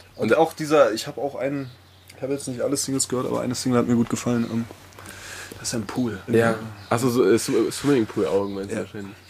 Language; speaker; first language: German; early bilingual, other home language; Spanish